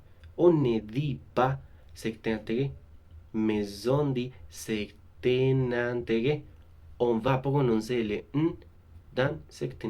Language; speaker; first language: French; non-native, learner; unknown